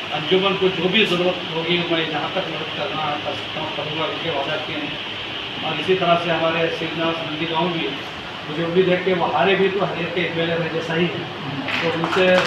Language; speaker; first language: Urdu; native; Urdu